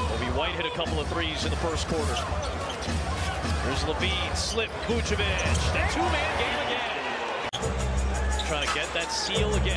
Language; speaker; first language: English; native; English